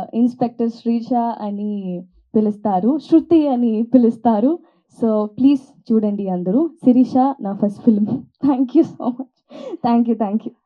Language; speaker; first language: Telugu; non-native, learner; Tamil